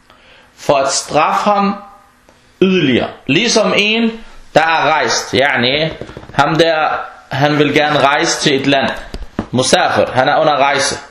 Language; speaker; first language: Danish; non-native, fluent; Arabic